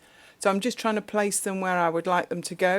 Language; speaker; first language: English; native; English